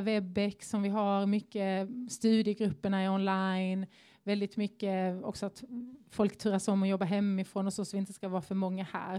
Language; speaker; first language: Swedish; native; Swedish